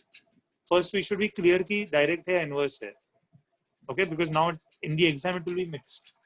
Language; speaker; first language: English; non-native, local second language; Hindi